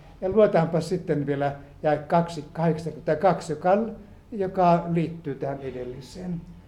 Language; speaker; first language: Finnish; native; Finnish